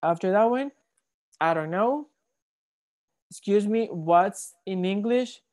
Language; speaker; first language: English; non-native, fluent; Spanish